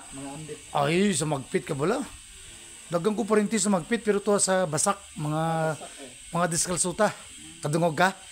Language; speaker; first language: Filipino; non-native, local second language; Hiligaynon